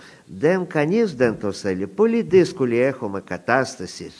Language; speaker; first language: Greek; non-native, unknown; Russian